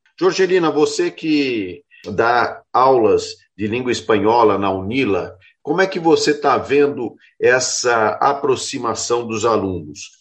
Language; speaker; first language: Portuguese; native; Portuguese